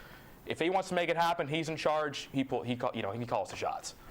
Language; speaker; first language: English; native; English